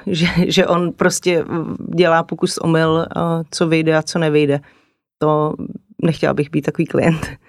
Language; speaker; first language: Czech; native; Czech